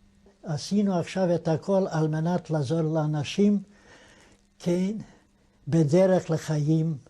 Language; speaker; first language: Hebrew; non-native, fluent; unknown